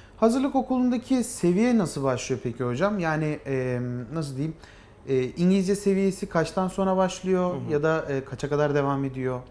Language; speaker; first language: Turkish; native; Turkish